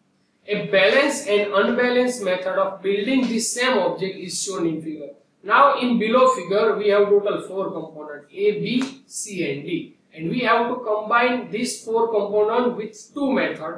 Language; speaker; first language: English; non-native, local second language; Gujarati